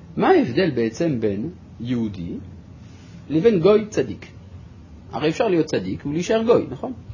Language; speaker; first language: Hebrew; non-native, fluent; French